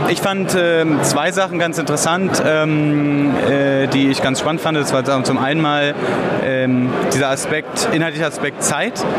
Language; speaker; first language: German; native; German